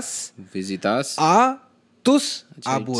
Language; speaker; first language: Spanish; non-native, learner; Hindi